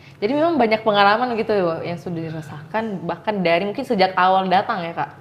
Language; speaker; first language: Indonesian; native; Indonesian